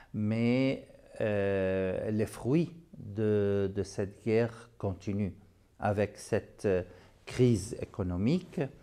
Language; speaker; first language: French; non-native, local second language; Arabic